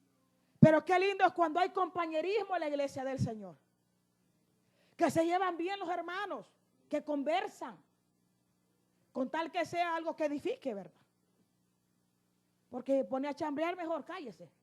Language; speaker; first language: Spanish; native; Spanish